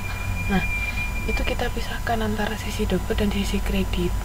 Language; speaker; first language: Indonesian; native; Indonesian